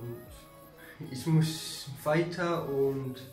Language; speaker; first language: German; early bilingual, other home language; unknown